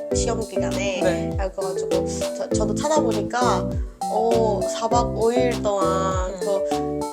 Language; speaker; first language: Korean; non-native, fluent; Burmese